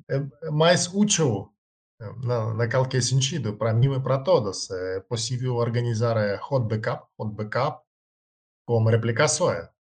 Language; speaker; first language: Portuguese; non-native, learner; Russian